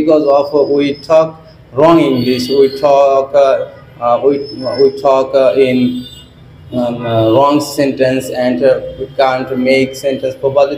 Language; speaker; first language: English; non-native, learner; Bangla